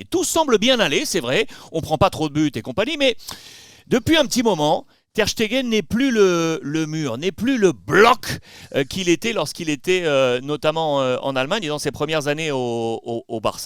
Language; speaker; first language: French; native; French